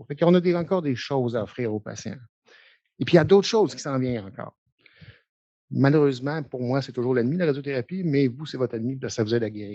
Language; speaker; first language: French; native; French